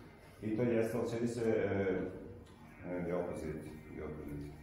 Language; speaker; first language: Polish; non-native, learner; Italian